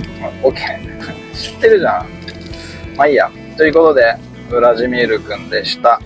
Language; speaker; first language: Japanese; native; Japanese